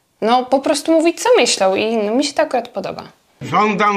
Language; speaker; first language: Polish; native; Polish